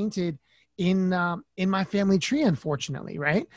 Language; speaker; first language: English; native; English